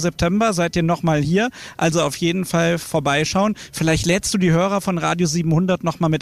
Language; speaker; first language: German; native; German